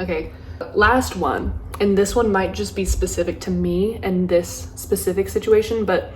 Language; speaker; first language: English; native; English